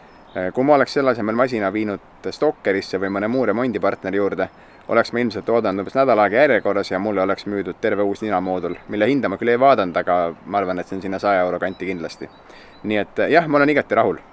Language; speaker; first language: Estonian; native; Estonian